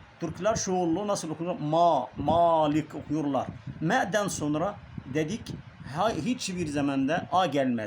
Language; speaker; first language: Turkish; non-native, learner; Arabic